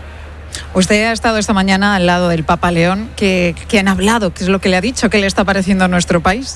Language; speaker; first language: Spanish; native; Spanish